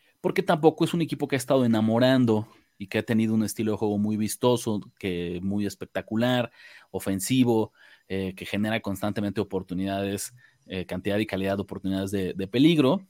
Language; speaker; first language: Spanish; native; Spanish